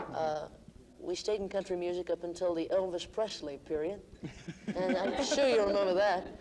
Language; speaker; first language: English; native; English